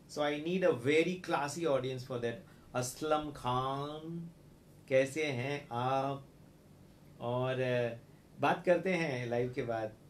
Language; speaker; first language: Hindi; non-native, local second language; Gujarati